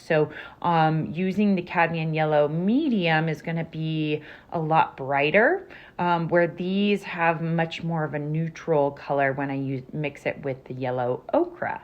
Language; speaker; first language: English; native; English